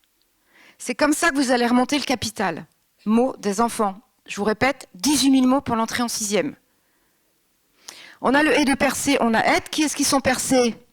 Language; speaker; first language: French; native; French